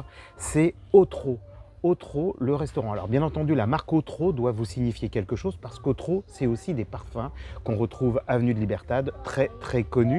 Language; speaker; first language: French; native; French